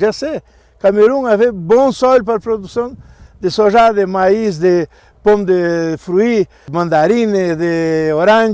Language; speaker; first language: French; non-native, learner; Portuguese